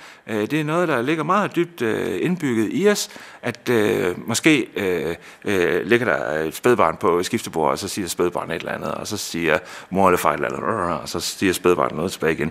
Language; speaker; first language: Danish; native; Danish